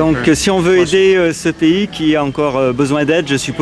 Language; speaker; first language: French; native; French